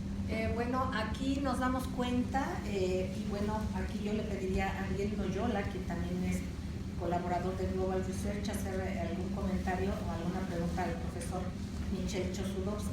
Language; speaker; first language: Spanish; native; Spanish